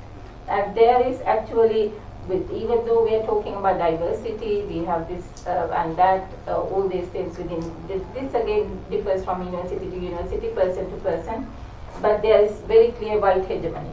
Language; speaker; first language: English; non-native, local second language; Sinhala